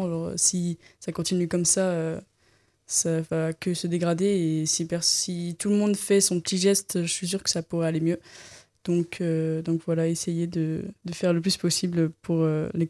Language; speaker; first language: French; native; French